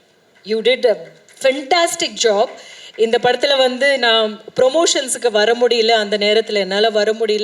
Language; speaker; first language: Tamil; native; Tamil